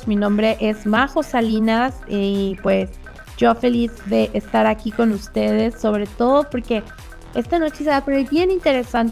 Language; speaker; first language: Spanish; native; Spanish